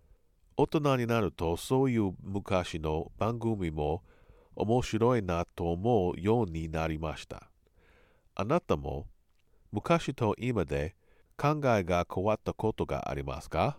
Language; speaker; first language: Japanese; non-native, learner; English